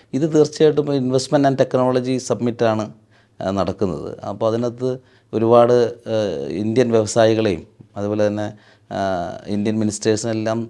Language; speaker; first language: Malayalam; native; Malayalam